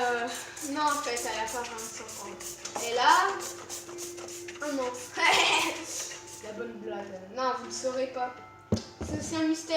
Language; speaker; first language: French; native; French